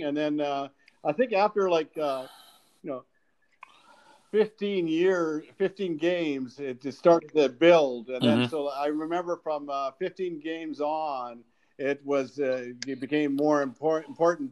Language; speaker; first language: English; native; English